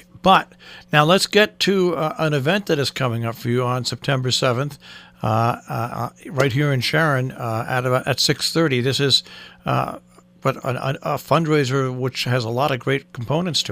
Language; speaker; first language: English; native; English